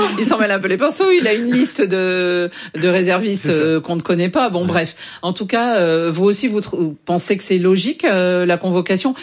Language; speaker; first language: French; native; French